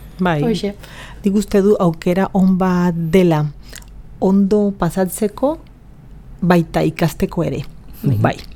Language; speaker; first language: Basque; non-native, fluent; Spanish